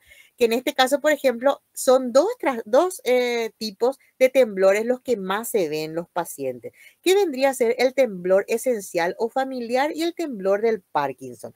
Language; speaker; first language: Spanish; native; Spanish